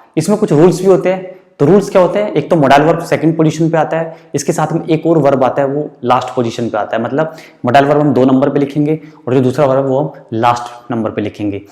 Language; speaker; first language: Hindi; native; Hindi